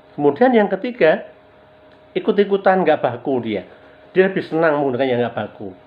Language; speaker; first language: Indonesian; non-native, local second language; Javanese